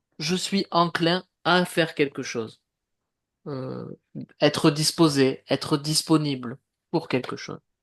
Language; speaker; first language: French; native; French